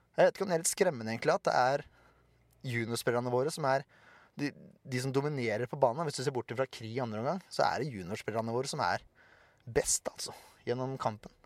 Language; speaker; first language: Norwegian; native; Norwegian